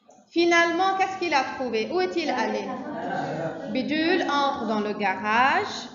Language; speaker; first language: French; non-native, fluent; Arabic